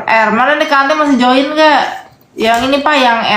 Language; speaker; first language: Indonesian; native; Indonesian